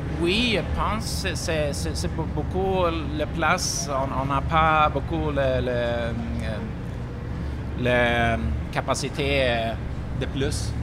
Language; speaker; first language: French; non-native, learner; Swedish